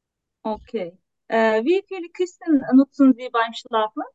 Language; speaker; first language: German; non-native, learner; Turkish